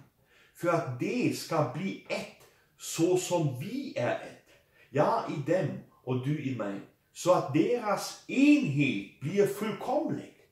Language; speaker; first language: Swedish; non-native, fluent; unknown